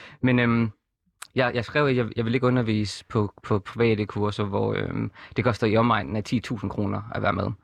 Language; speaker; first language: Danish; native; Danish